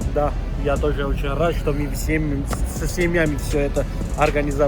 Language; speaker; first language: Russian; non-native, fluent; Armenian